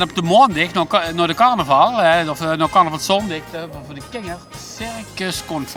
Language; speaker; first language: Dutch; native; Dutch